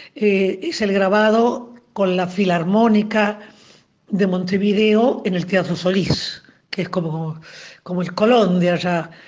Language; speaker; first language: Spanish; native; Spanish